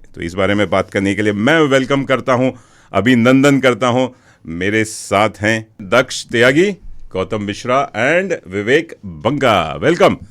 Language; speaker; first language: Hindi; native; Hindi